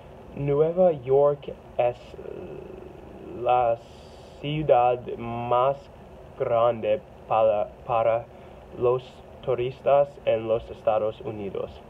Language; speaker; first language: Spanish; non-native, learner; English